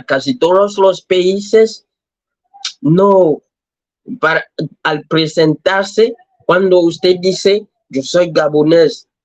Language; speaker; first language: Spanish; non-native, learner; French